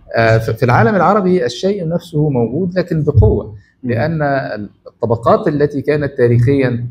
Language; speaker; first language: Arabic; native; Arabic